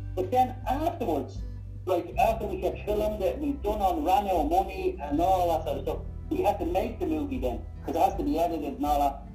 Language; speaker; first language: English; native; English